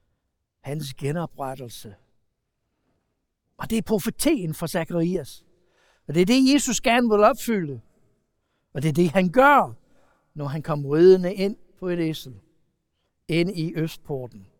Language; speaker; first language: Danish; non-native, fluent; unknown